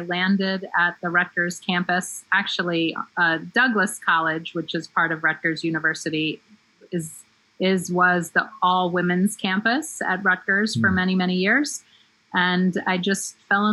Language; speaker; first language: English; native; English